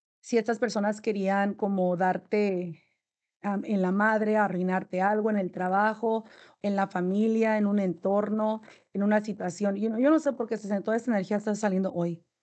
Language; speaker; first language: Spanish; native; Spanish